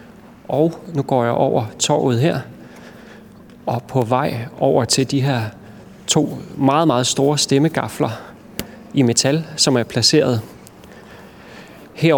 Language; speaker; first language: Danish; native; Danish